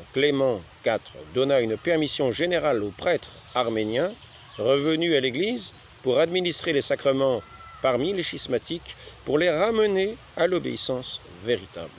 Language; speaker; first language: French; native; French